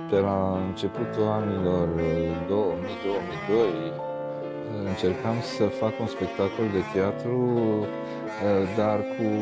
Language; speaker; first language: Romanian; native; Romanian